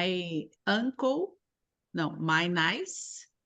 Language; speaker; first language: English; non-native, learner; Portuguese